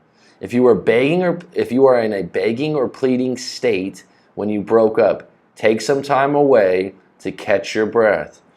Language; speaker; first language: English; native; English